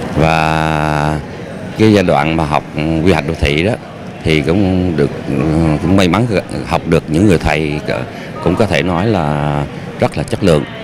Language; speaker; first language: Vietnamese; native; Vietnamese